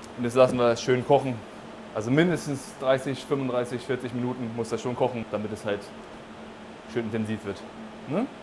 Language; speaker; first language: German; native; German